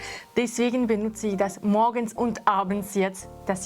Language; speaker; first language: German; non-native, fluent; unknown